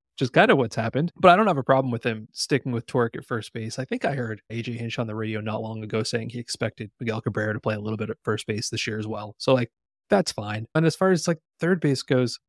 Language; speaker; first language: English; native; English